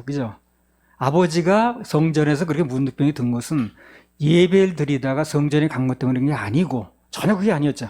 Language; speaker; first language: Korean; native; Korean